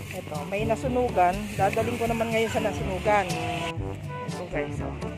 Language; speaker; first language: Filipino; native; Filipino